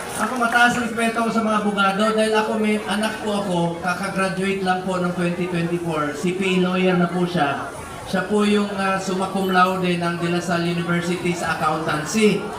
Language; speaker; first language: Filipino; non-native, local second language; Cebuano